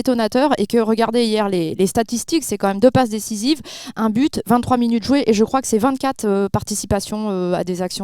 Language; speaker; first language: French; native; French